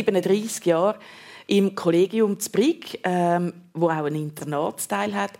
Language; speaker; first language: German; native; German